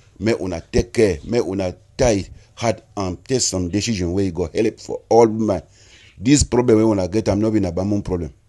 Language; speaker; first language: Nigerian Pidgin; native; Nigerian Pidgin